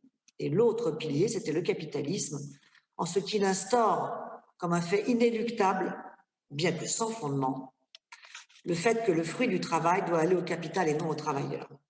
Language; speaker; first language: French; native; French